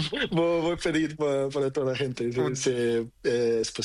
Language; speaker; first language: Spanish; non-native, learner; Portuguese